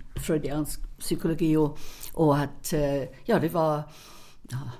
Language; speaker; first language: Swedish; non-native, fluent; English